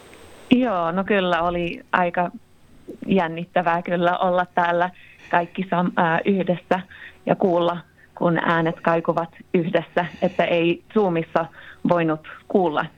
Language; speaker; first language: Finnish; early bilingual, heritage; Finnish